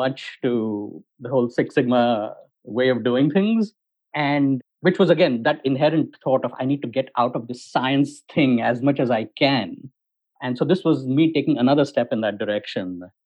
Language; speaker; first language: English; non-native, local second language; Hindi